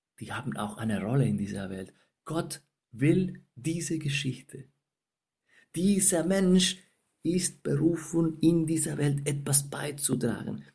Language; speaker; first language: German; non-native, fluent; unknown